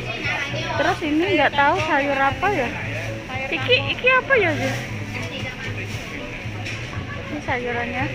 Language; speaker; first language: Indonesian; non-native, local second language; Javanese